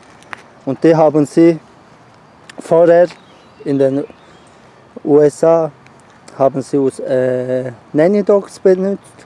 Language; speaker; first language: German; non-native, learner; Turkish